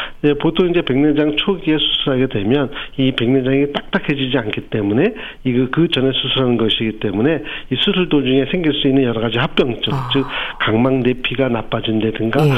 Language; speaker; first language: Korean; native; Korean